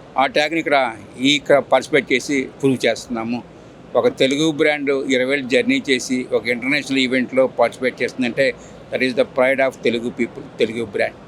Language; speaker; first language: Telugu; native; Telugu